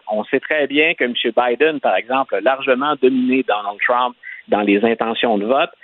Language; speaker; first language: French; native; French